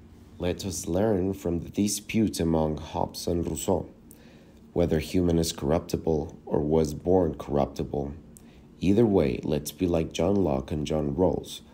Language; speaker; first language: English; non-native, fluent; Spanish